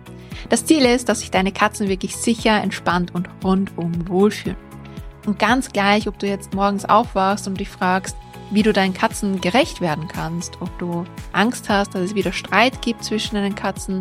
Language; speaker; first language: German; native; German